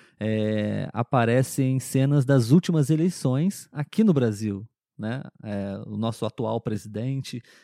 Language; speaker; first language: Portuguese; native; Portuguese